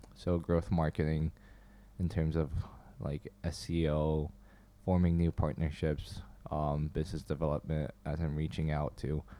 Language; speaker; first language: English; non-native, fluent; Chinese